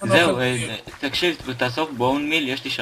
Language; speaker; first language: Hebrew; native; Hebrew